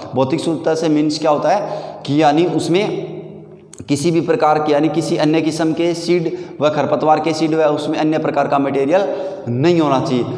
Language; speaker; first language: Hindi; native; Hindi